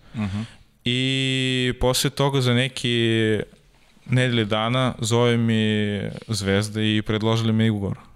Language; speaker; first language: Serbian; non-native, learner; Russian